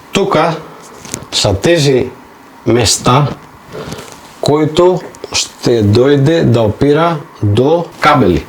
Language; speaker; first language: Bulgarian; non-native, fluent; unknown